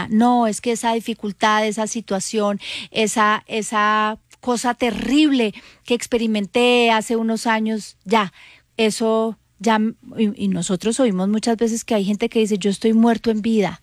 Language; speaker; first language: Spanish; native; Spanish